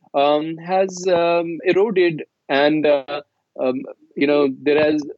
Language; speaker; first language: English; non-native, local second language; Kashmiri